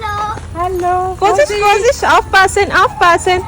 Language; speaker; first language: German; non-native, learner; Telugu